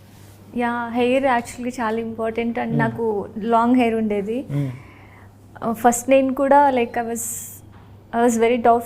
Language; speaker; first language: Telugu; non-native, local second language; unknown